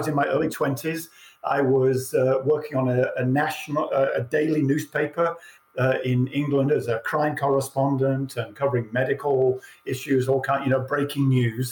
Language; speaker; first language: English; native; English